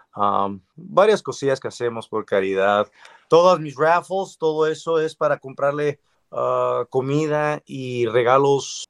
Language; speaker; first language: Spanish; early bilingual, other home language; English